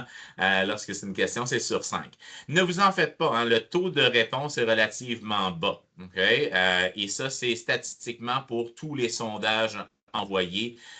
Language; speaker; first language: French; native; French